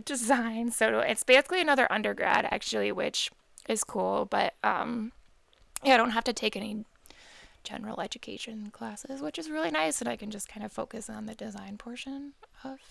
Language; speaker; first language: English; native; English